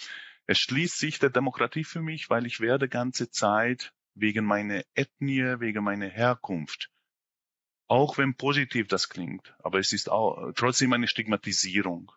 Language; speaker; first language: German; non-native, fluent; Hungarian